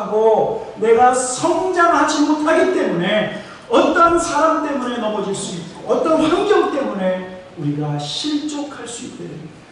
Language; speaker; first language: Korean; native; Korean